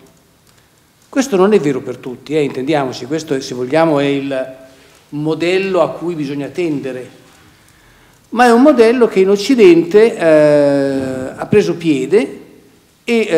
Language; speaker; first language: Italian; native; Italian